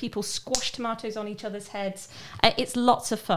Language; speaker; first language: English; native; English